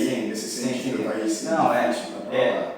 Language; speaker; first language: Portuguese; non-native, learner; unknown